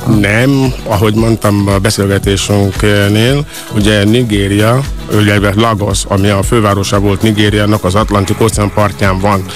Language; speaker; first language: Hungarian; non-native, fluent; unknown